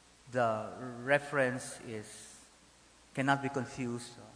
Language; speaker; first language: English; non-native, local second language; Filipino